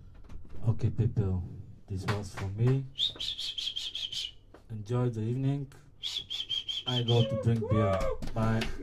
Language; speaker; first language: English; non-native, learner; Bulgarian